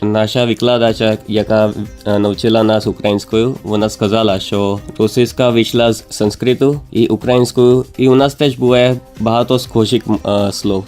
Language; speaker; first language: Ukrainian; non-native, learner; Gujarati